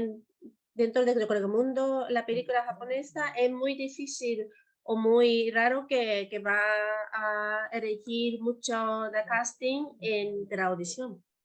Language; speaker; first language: Spanish; non-native, learner; Japanese